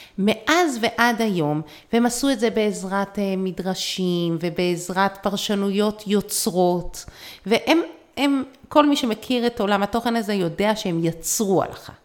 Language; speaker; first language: Hebrew; native; Hebrew